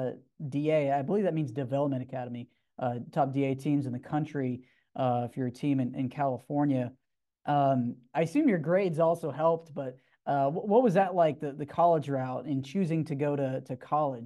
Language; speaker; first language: English; native; English